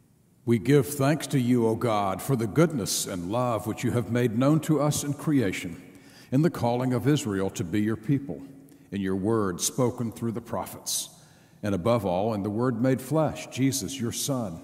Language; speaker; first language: English; native; English